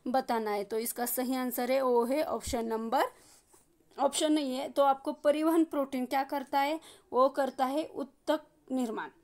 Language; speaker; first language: Hindi; non-native, local second language; Marathi